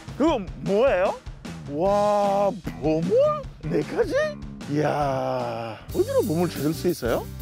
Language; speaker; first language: Korean; non-native, fluent; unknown